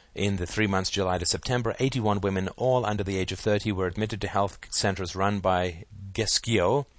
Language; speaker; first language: English; native; English